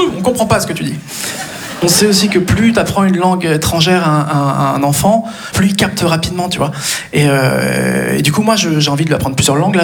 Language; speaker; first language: French; native; French